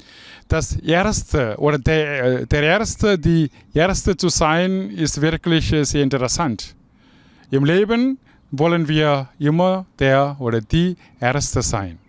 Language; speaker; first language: German; non-native, fluent; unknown